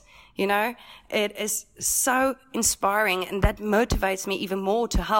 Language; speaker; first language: English; non-native, local second language; Afrikaans